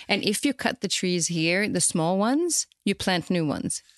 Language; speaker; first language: English; non-native, fluent; Swedish